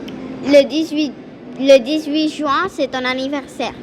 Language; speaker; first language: French; non-native, fluent; Spanish